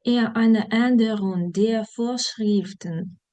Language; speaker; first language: German; non-native, fluent; Ukrainian